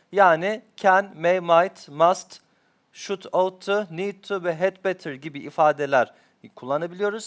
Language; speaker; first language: English; non-native, fluent; Turkish